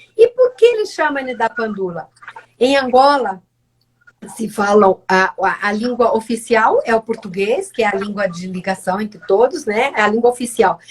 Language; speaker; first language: Portuguese; native; Portuguese